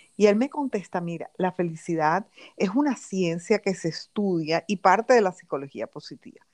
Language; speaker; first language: Spanish; native; Spanish